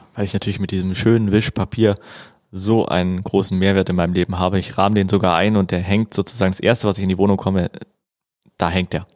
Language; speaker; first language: German; native; German